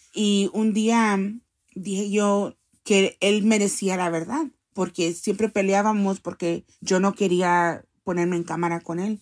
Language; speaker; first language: Spanish; early bilingual, heritage; Spanish